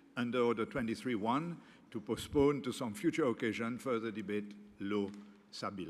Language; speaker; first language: English; non-native, local second language; Seselwa Creole French